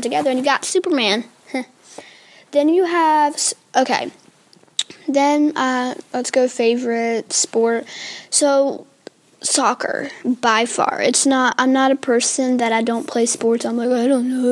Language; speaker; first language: English; native; English